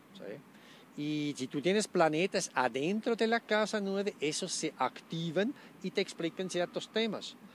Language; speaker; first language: Spanish; non-native, fluent; German